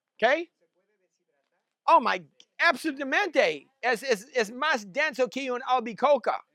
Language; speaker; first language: Spanish; non-native, learner; English